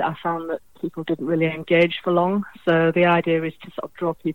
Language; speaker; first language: English; native; English